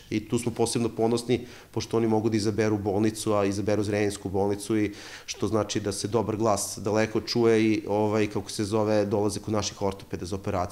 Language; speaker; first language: Serbian; native; Serbian